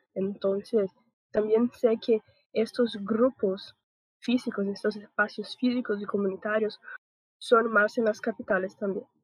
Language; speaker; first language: Spanish; non-native, learner; Portuguese